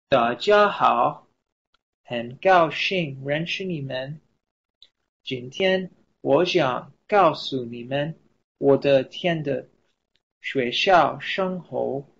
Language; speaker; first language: Chinese; non-native, learner; English